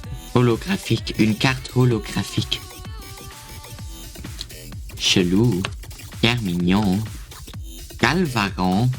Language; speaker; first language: French; non-native, learner; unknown